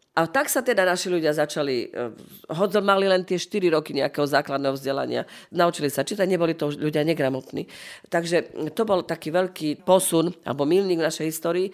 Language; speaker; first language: Slovak; non-native, local second language; Rusyn